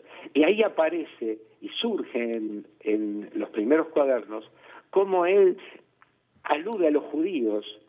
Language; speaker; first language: Spanish; native; Spanish